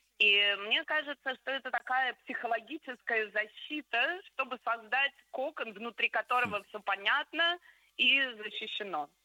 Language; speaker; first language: Russian; native; Russian